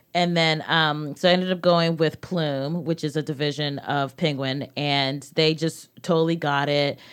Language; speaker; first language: English; native; English